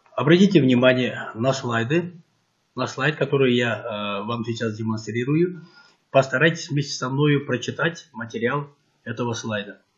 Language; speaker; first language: Russian; non-native, local second language; Kyrgyz